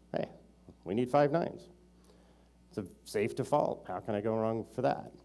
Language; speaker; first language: English; native; English